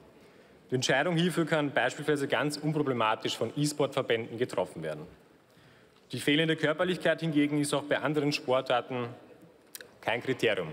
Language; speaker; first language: German; native; German